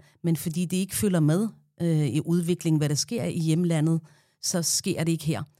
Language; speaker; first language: Danish; non-native, fluent; Arabic